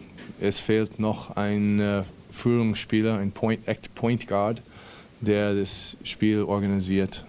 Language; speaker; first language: German; non-native, fluent; English